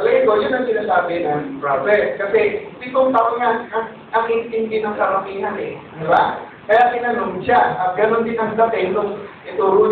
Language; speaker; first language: Filipino; native; Filipino